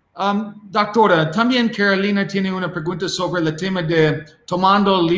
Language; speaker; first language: Spanish; non-native, learner; English